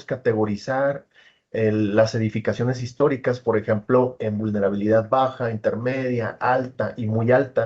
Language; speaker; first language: Spanish; native; Spanish